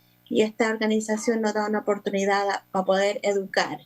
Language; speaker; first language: Spanish; early bilingual, other home language; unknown